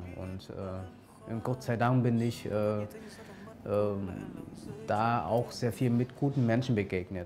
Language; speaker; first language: German; non-native, fluent; Vietnamese